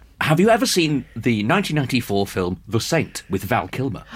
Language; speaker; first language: English; early bilingual, other home language; Spanish